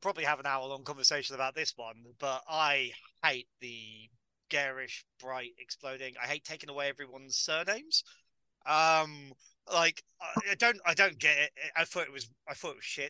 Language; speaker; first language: English; native; English